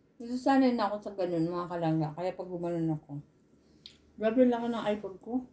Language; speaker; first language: Filipino; native; Filipino